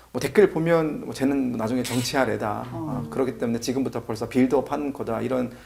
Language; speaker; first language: Korean; native; Korean